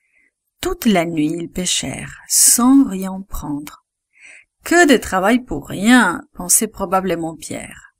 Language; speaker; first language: French; native; French